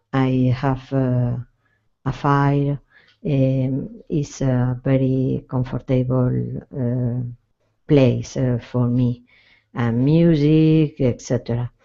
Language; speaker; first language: English; non-native, learner; Spanish